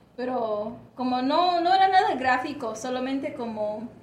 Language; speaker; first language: Spanish; early bilingual, heritage; Spanish